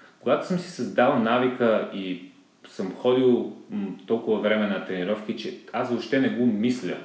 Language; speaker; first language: Bulgarian; native; Bulgarian